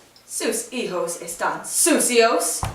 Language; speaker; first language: Spanish; non-native, learner; English